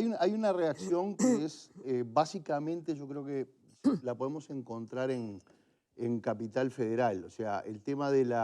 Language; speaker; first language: Spanish; native; Spanish